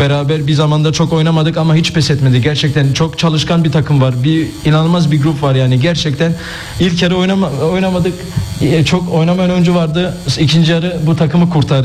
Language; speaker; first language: Turkish; early bilingual, heritage; Turkish